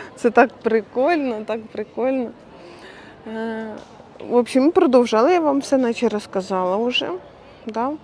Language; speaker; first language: Ukrainian; non-native, local second language; Russian